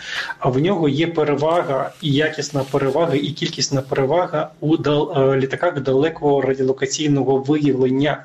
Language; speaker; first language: Ukrainian; native; Ukrainian